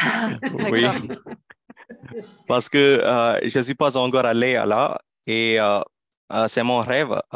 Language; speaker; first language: French; non-native, fluent; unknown